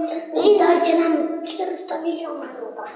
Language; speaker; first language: Polish; native; Polish